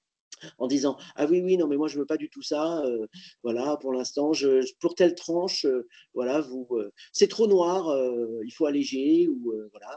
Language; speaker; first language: French; native; French